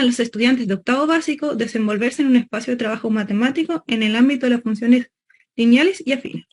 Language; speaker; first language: Spanish; native; Spanish